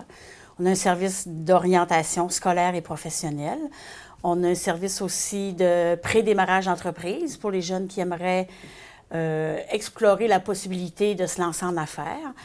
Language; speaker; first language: French; native; French